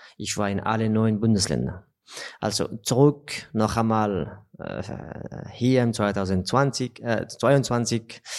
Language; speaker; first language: German; non-native, fluent; Persian